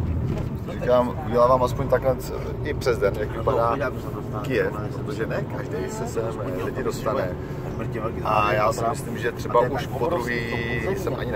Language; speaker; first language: Czech; native; Czech